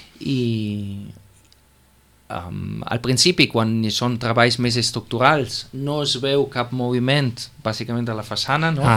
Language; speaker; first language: Catalan; non-native, fluent; German